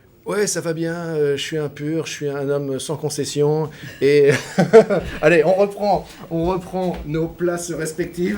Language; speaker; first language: French; native; French